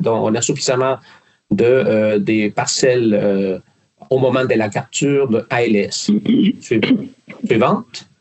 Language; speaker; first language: French; non-native, fluent; Spanish